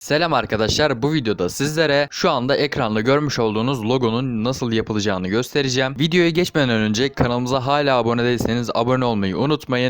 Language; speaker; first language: Turkish; native; Turkish